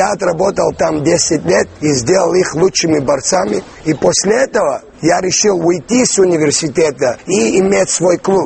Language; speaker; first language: Russian; non-native, local second language; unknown